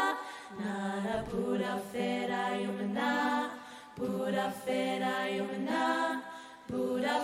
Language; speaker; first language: English; non-native, local second language; Cebuano